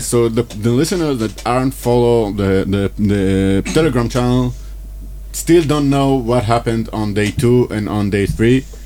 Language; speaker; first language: English; non-native, fluent; Hebrew